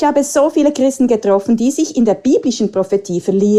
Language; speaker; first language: German; native; German